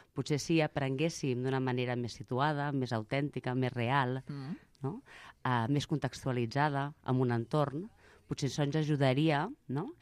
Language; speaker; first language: Catalan; native; Catalan